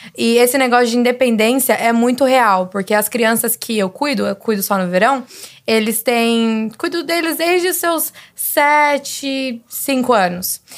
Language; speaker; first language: Portuguese; native; Portuguese